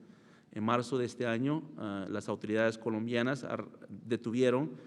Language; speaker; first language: Spanish; early bilingual, heritage; Spanish